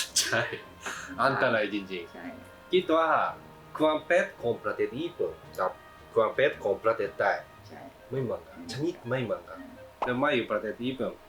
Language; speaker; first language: Thai; non-native, learner; Japanese